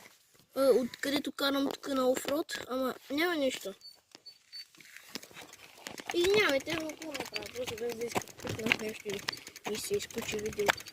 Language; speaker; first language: Bulgarian; native; Bulgarian